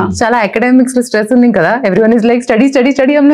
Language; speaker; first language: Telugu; non-native, learner; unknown